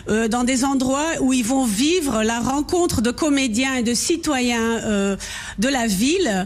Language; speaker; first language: French; non-native, local second language; Dutch